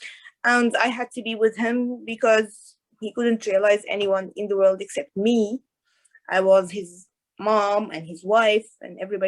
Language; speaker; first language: English; non-native, fluent; Arabic